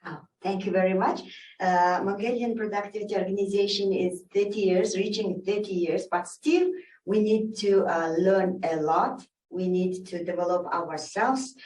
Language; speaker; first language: English; non-native, learner; Mongolian